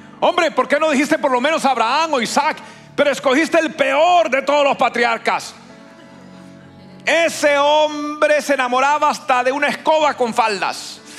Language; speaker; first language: Spanish; native; Spanish